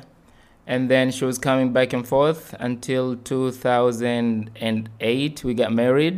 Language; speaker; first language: English; non-native, local second language; Swahili